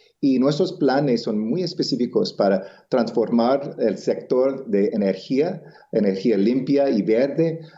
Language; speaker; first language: Spanish; non-native, local second language; English